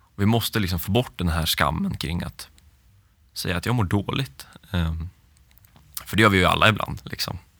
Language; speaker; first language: Swedish; native; Swedish